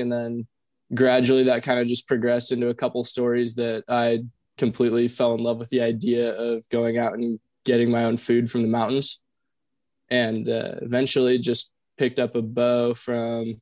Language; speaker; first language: English; native; English